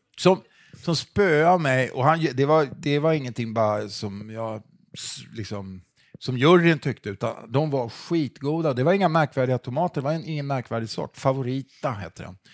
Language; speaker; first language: Swedish; native; Swedish